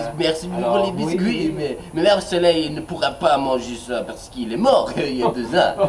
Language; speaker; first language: French; non-native, learner; English